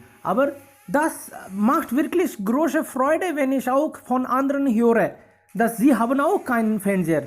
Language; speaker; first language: German; non-native, fluent; Hindi